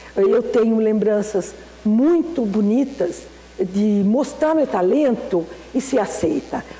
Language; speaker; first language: Portuguese; native; Portuguese